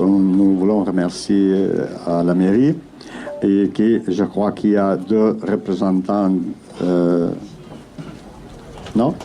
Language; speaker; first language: French; non-native, learner; Catalan